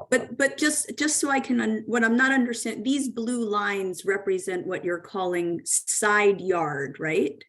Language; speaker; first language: English; native; English